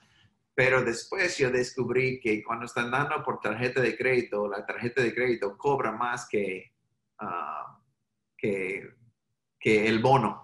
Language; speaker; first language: Spanish; non-native, fluent; English